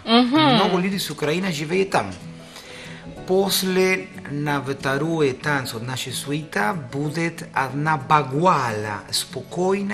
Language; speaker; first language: Russian; non-native, learner; Spanish